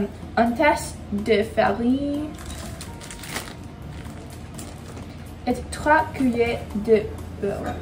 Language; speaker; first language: French; non-native, learner; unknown